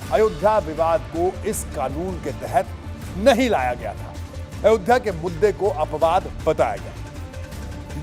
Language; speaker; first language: Hindi; native; Hindi